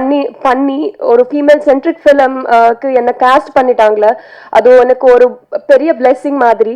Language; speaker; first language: Tamil; non-native, learner; Telugu